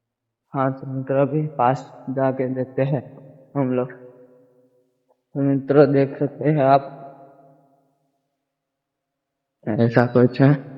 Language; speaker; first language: Hindi; non-native, local second language; Gujarati